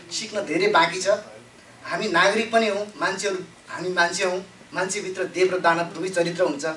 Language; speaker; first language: Nepali; native; Nepali